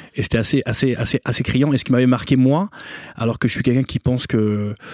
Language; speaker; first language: French; native; French